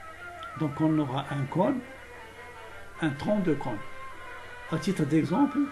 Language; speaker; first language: French; non-native, local second language; Arabic